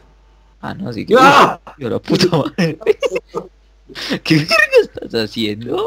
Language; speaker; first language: Spanish; native; Spanish